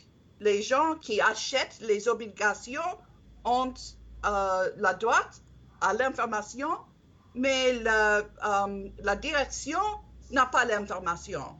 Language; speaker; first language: French; non-native, learner; English